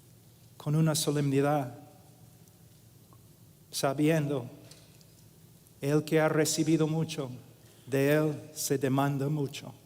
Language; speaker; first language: Spanish; non-native, fluent; English